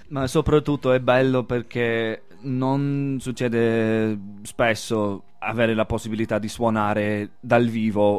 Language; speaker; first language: Italian; non-native, fluent; English